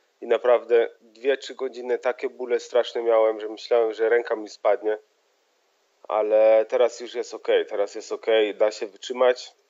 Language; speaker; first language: Polish; early bilingual, heritage; Polish